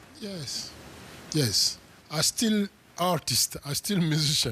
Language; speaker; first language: English; non-native, fluent; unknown